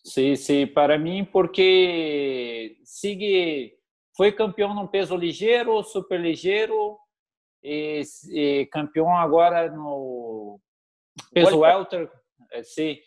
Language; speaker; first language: Spanish; non-native, learner; Portuguese